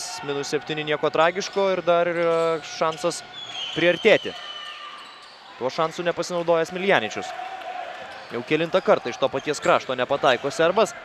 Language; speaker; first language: Lithuanian; native; Lithuanian